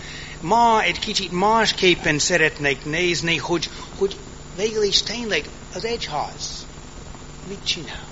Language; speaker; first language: Hungarian; early bilingual, heritage; English